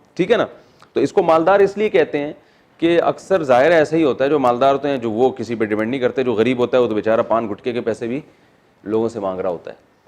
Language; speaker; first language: Urdu; native; Urdu